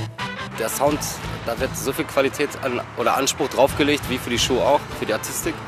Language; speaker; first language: German; native; German